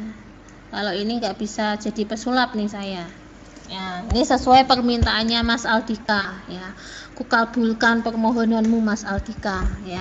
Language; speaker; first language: Indonesian; native; Indonesian